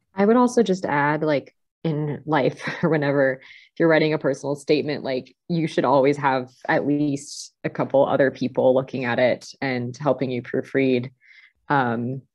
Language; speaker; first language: English; native; English